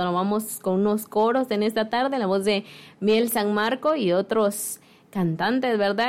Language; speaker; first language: Spanish; native; Spanish